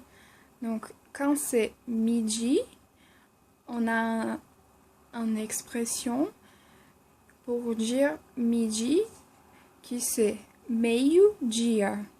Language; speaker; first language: French; non-native, fluent; Portuguese